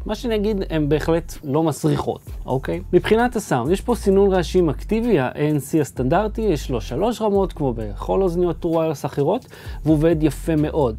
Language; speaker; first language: Hebrew; native; Hebrew